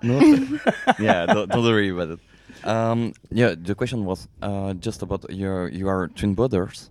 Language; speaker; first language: English; non-native, fluent; French